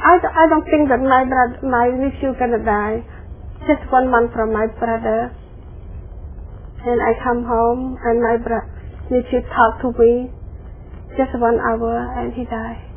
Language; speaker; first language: English; non-native, learner; Khmer